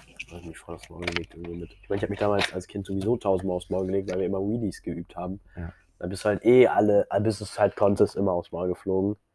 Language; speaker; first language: German; native; German